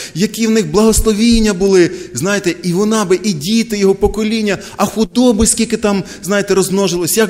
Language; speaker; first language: Ukrainian; non-native, local second language; Russian